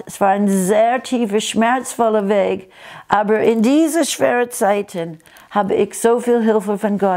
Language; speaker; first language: German; non-native, fluent; English